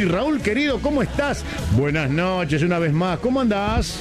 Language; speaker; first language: Spanish; native; Spanish